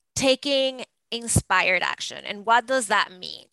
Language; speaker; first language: English; non-native, fluent; Spanish